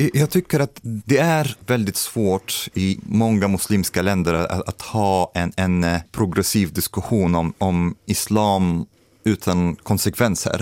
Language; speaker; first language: Swedish; non-native, fluent; Arabic